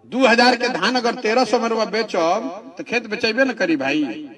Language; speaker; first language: Hindi; native; Hindi